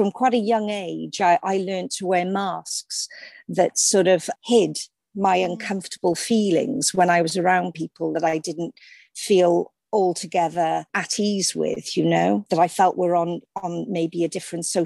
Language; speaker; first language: English; native; English